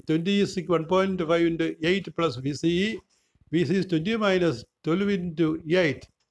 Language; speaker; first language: English; non-native, local second language; Malayalam